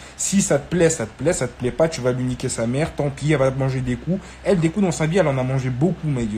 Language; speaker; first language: French; native; French